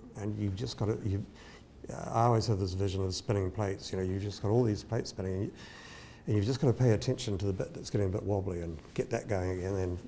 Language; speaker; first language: English; native; English